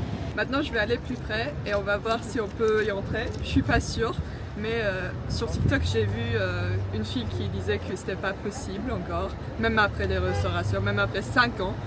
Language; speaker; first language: French; non-native, fluent; Turkish